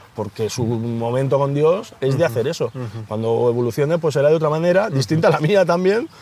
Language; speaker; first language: Spanish; native; Spanish